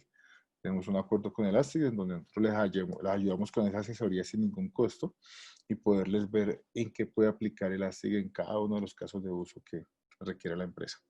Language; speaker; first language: Spanish; native; Spanish